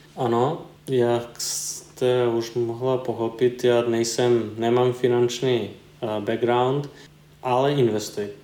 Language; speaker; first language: Czech; non-native, fluent; Serbian